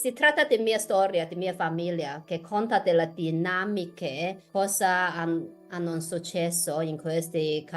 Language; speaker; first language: Italian; non-native, fluent; Chinese